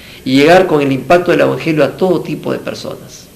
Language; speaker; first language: Spanish; native; Spanish